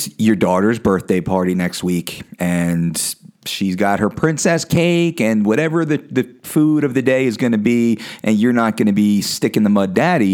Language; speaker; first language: English; native; English